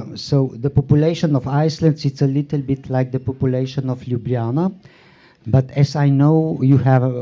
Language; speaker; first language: English; non-native, fluent; Slovenian